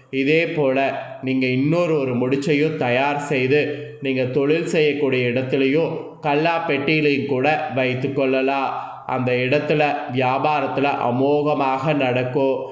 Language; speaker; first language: Tamil; native; Tamil